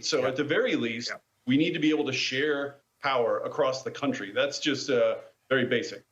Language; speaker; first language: English; native; English